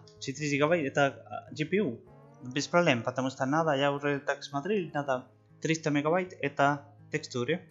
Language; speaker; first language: Russian; non-native, learner; Spanish